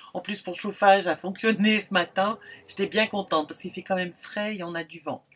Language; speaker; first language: French; native; French